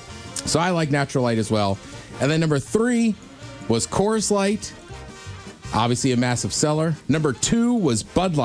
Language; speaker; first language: English; native; English